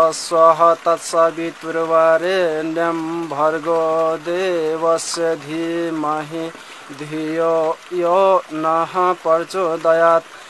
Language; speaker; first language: Nepali; non-native, local second language; Dangaura Tharu